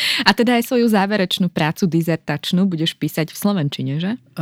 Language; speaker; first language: Slovak; native; Slovak